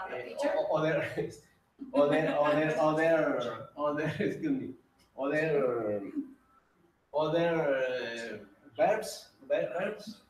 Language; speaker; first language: English; non-native, learner; Spanish